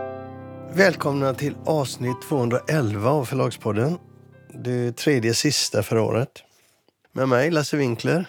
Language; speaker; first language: Swedish; native; Swedish